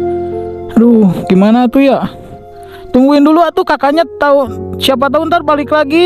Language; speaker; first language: Indonesian; native; Indonesian